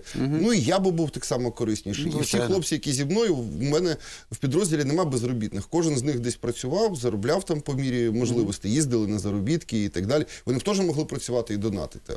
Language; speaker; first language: Ukrainian; native; Ukrainian